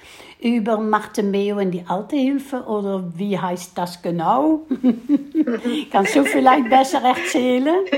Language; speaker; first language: German; non-native, fluent; Dutch